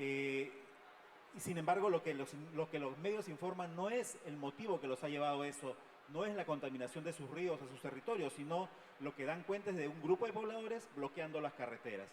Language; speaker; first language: Spanish; native; Spanish